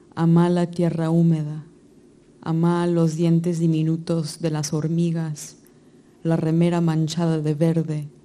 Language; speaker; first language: Spanish; non-native, fluent; English